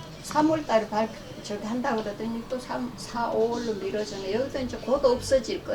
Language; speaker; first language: Korean; native; Korean